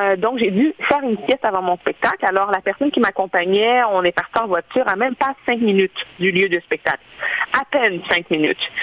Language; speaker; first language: French; early bilingual, other home language; Haitian Creole